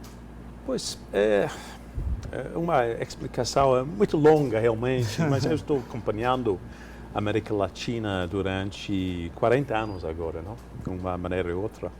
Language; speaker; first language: Portuguese; non-native, fluent; English